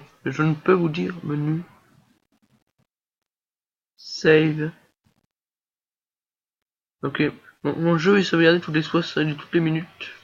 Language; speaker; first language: French; native; French